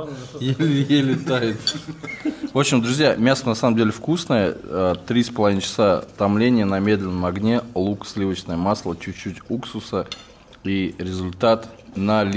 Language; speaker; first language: Russian; native; Russian